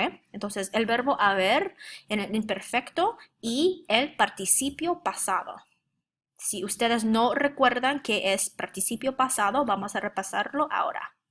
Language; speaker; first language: Spanish; non-native, fluent; English